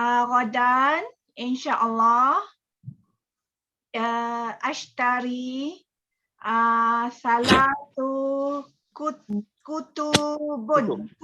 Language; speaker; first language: Arabic; non-native, learner; Malay